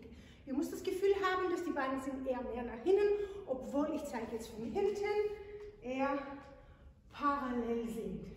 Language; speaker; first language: German; non-native, fluent; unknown